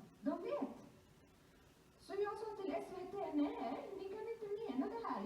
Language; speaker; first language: Swedish; non-native, fluent; Somali